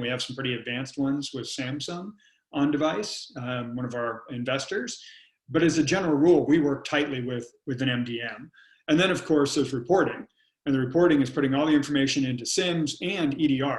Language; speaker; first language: English; native; English